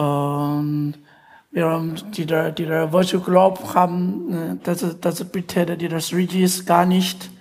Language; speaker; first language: German; non-native, learner; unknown